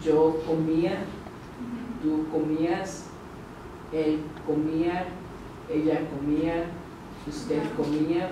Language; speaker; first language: Spanish; non-native, learner; English